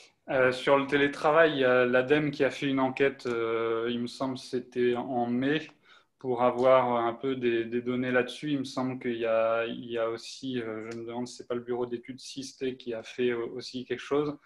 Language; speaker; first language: French; native; French